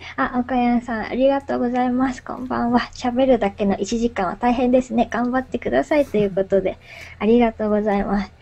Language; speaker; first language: Japanese; native; Japanese